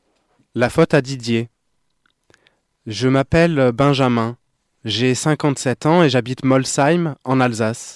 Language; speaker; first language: French; native; French